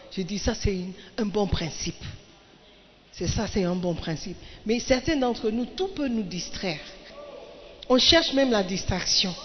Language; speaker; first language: French; non-native, fluent; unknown